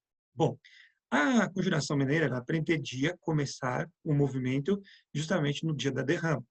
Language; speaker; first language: Portuguese; native; Portuguese